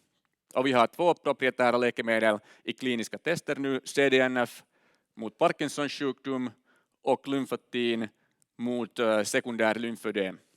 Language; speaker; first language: Swedish; non-native, learner; Finnish